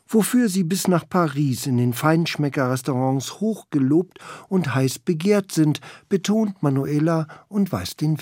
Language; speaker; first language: German; native; German